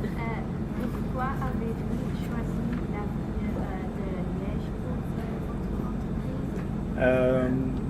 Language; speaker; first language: French; non-native, learner; Dutch